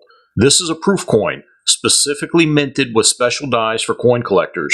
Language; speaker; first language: English; native; English